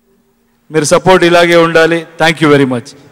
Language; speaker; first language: Telugu; non-native, learner; Kannada